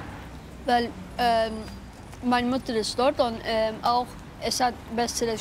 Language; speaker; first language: German; early bilingual, heritage; Turkish